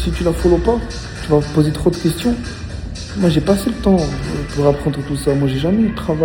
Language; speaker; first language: French; non-native, local second language; Arabic